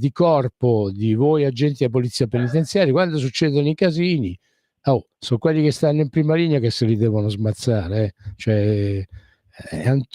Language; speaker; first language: Italian; native; Italian